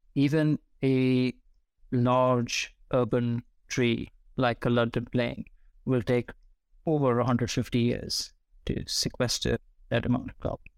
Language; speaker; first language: English; non-native, local second language; Hindi